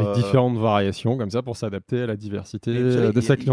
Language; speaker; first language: French; native; French